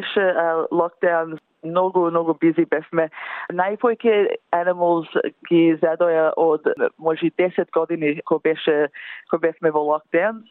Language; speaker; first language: Macedonian; early bilingual, heritage; English